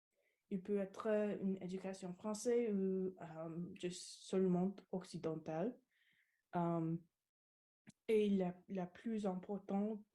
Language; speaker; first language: French; non-native, learner; English